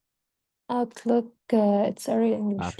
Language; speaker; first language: English; non-native, learner; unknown